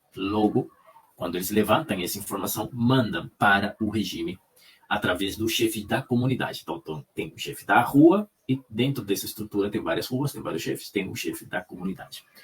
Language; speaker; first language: Portuguese; non-native, fluent; Spanish